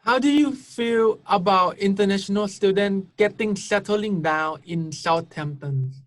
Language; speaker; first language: English; non-native, fluent; Thai